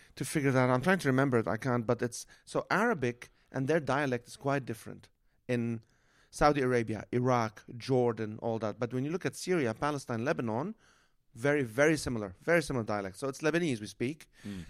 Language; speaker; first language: English; non-native, fluent; Arabic